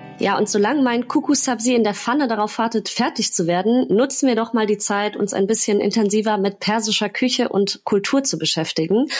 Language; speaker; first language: German; early bilingual, other home language; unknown